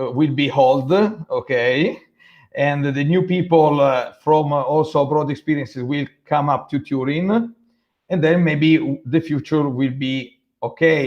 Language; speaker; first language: English; non-native, fluent; Italian